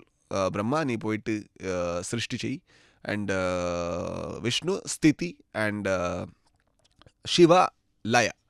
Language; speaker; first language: Malayalam; non-native, learner; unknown